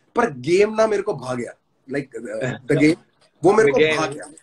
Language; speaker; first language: Hindi; native; Hindi